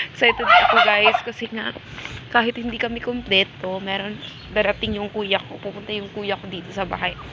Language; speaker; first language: Filipino; non-native, local second language; Cebuano